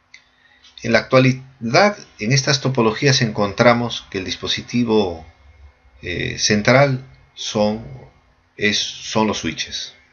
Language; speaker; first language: Spanish; native; Spanish